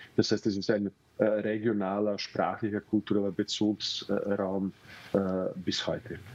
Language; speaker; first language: German; non-native, fluent; Bosnian